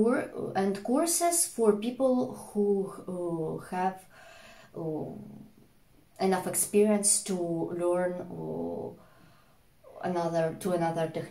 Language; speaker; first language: English; non-native, fluent; Russian